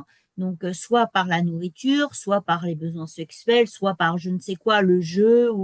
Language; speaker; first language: French; native; French